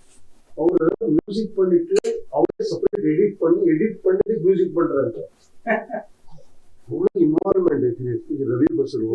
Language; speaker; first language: Tamil; non-native, learner; Kannada